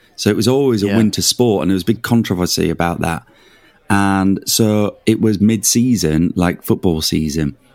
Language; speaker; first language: English; native; English